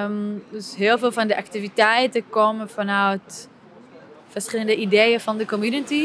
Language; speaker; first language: Dutch; non-native, fluent; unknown